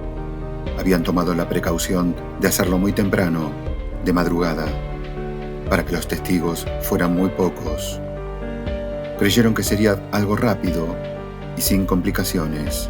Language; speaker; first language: Spanish; native; Spanish